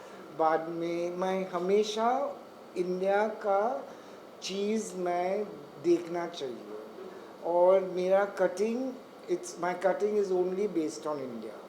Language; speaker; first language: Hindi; non-native, local second language; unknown